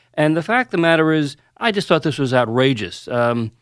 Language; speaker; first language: English; native; English